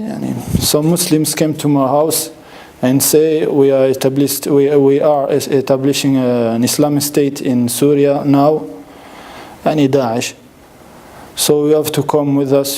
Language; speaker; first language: English; non-native, fluent; French